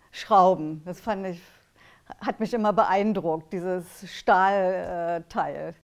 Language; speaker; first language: German; native; German